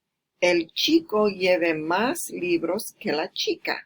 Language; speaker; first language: Spanish; non-native, fluent; English